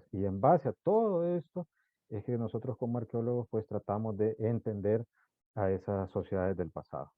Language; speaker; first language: Spanish; native; Spanish